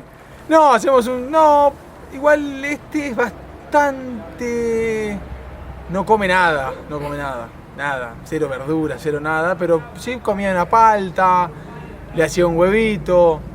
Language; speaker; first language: Spanish; native; Spanish